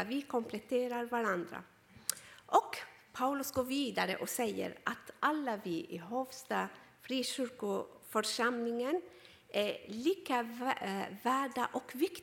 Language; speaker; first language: Swedish; non-native, fluent; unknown